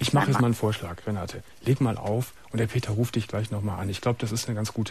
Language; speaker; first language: German; native; German